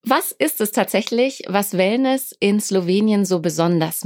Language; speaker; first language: German; native; German